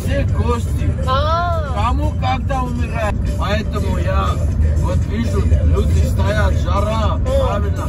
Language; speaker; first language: Russian; non-native, fluent; Armenian